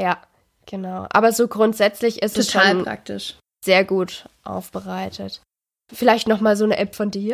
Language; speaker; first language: German; native; German